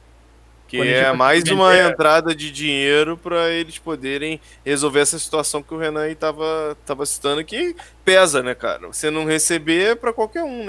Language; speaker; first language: Portuguese; native; Portuguese